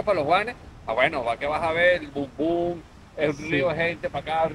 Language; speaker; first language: Spanish; native; Spanish